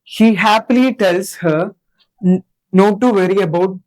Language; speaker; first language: English; non-native, local second language; Malayalam